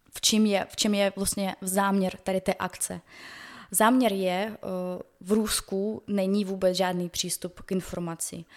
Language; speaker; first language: Czech; non-native, fluent; Ukrainian